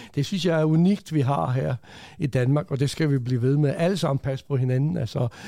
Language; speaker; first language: Danish; early bilingual, other home language; Croatian